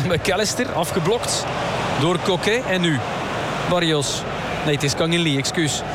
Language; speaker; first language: Dutch; native; Dutch